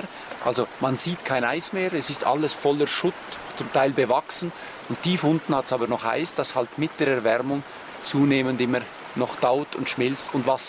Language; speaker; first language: German; native; German